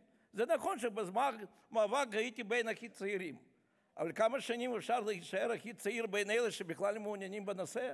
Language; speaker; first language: Hebrew; non-native, fluent; Russian